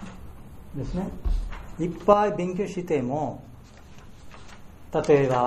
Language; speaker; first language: Japanese; non-native, fluent; Bangla